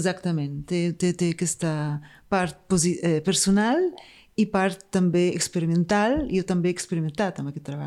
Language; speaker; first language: Catalan; non-native, fluent; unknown